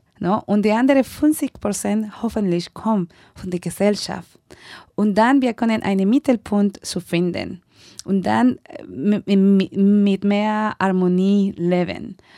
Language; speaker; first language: German; non-native, learner; Spanish